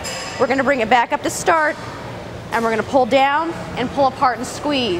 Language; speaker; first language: English; native; English